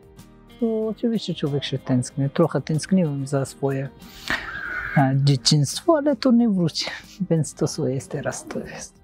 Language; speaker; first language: Polish; non-native, learner; Persian